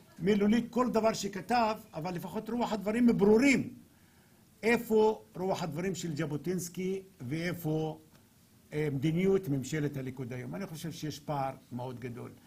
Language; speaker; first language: Hebrew; non-native, local second language; Arabic